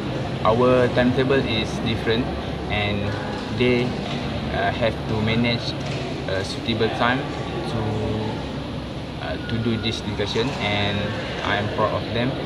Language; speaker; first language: English; non-native, local second language; Malay